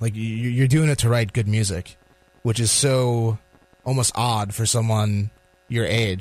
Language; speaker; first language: English; native; English